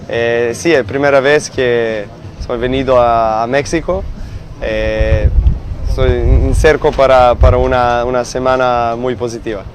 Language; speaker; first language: Spanish; non-native, learner; Serbian